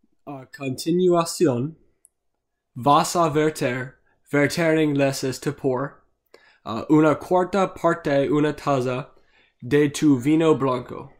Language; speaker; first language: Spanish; non-native, learner; English